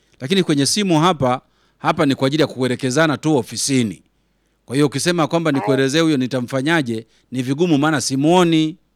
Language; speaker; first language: Swahili; native; Swahili